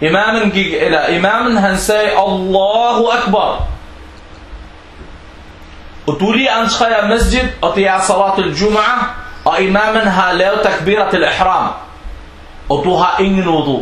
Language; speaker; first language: Danish; early bilingual, other home language; Arabic